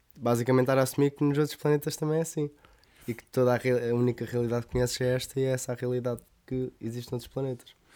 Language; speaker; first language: Portuguese; native; Portuguese